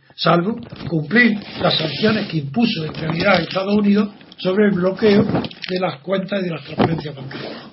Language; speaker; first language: Spanish; native; Spanish